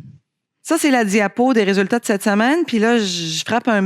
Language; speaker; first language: French; native; French